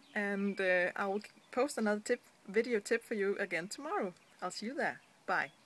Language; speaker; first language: English; non-native, fluent; Danish